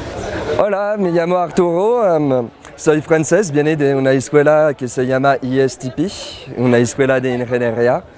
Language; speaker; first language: Spanish; non-native, learner; French